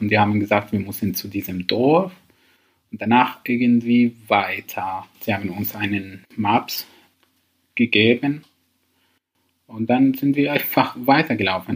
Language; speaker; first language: German; non-native, learner; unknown